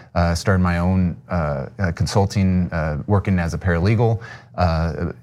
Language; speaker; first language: English; native; English